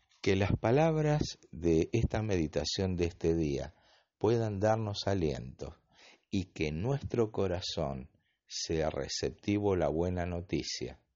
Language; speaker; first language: Spanish; native; Spanish